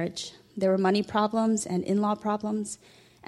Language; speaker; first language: English; native; English